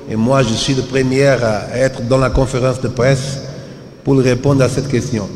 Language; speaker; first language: French; non-native, learner; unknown